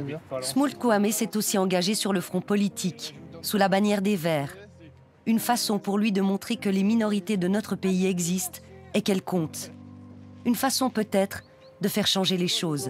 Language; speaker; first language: French; native; French